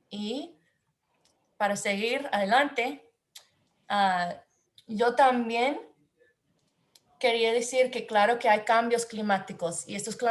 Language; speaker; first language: Spanish; non-native, learner; English